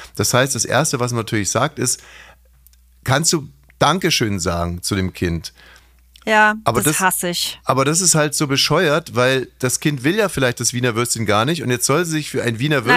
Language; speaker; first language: German; native; German